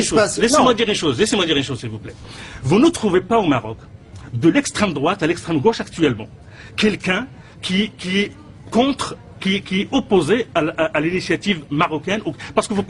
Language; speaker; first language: French; non-native, local second language; Arabic